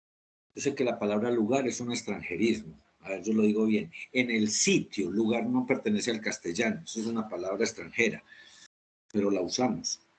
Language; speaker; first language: Spanish; native; Spanish